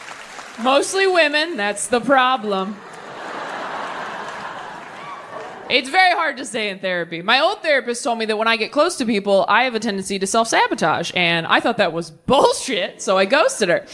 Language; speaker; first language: English; native; English